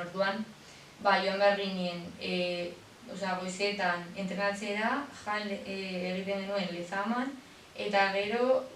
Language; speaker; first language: Basque; non-native, local second language; Spanish